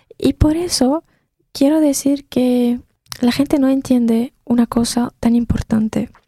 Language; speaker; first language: Spanish; non-native, fluent; Arabic